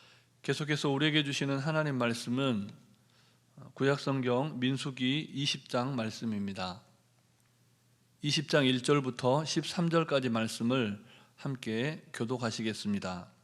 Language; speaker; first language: Korean; native; Korean